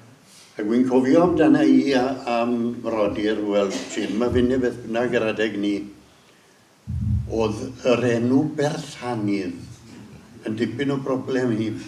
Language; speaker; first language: Welsh; native; Welsh